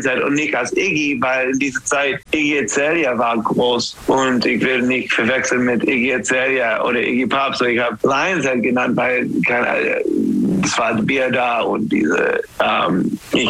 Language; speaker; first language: German; non-native, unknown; English